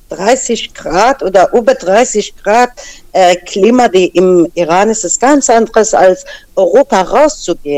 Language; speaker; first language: German; non-native, fluent; Persian